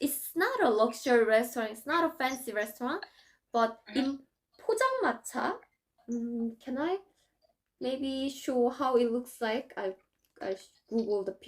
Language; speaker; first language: English; non-native, fluent; Korean